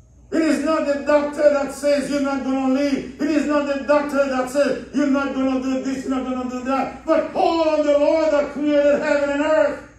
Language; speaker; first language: English; non-native, fluent; Haitian Creole